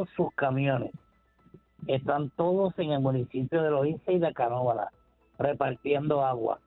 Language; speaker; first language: Spanish; native; Spanish